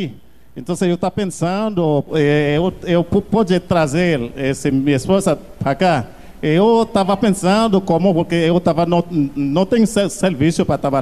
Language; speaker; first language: Portuguese; non-native, learner; Haitian Creole